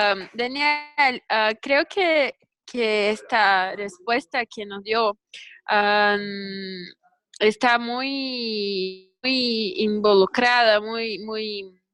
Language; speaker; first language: Spanish; non-native, learner; Portuguese